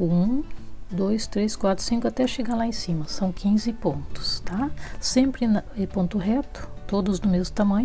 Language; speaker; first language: Portuguese; native; Portuguese